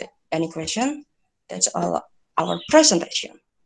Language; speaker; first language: English; non-native, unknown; Indonesian